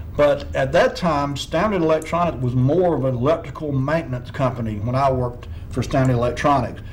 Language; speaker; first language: English; native; English